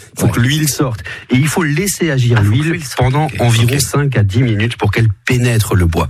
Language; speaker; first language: French; native; French